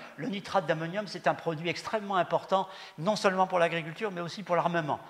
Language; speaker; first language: French; native; French